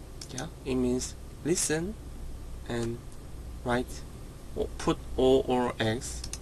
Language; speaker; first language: English; non-native, learner; Korean